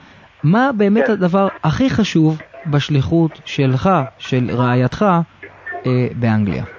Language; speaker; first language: Hebrew; native; Hebrew